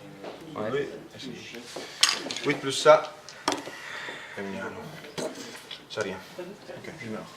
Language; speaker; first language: French; non-native, learner; Italian